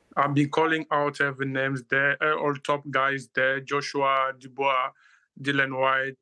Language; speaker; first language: English; non-native, learner; Luba-Lulua